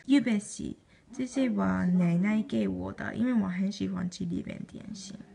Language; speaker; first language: Chinese; non-native, learner; Japanese